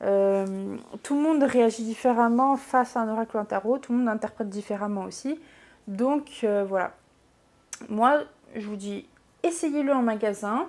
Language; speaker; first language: French; native; French